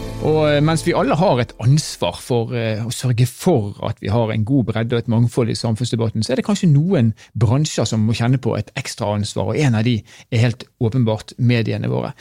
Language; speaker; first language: Norwegian; native; Norwegian